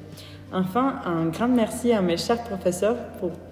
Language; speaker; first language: French; non-native, fluent; Turkish